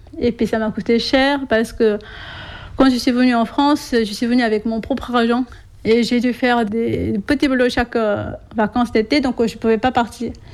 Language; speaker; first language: French; non-native, fluent; Korean